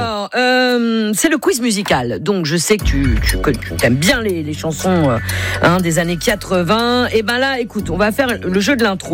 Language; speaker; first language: French; native; French